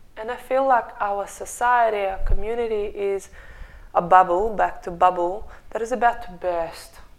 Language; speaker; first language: English; non-native, fluent; Russian